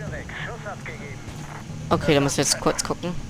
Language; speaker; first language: German; native; German